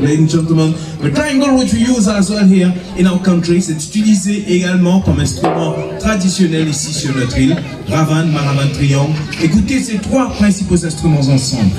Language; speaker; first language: French; non-native, local second language; Morisyen